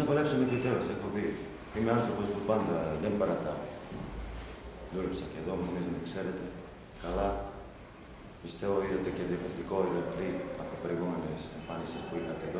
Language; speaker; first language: Greek; non-native, learner; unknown